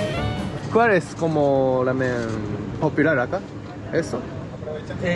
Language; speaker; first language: Spanish; non-native, learner; Japanese